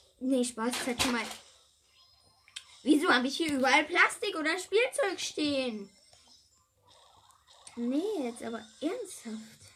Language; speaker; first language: German; native; German